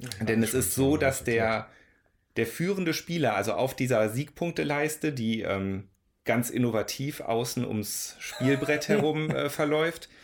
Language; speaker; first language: German; native; German